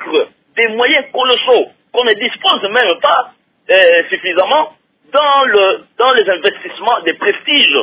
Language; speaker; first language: French; non-native, local second language; Lingala